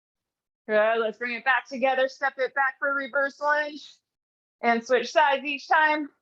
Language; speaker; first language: English; native; English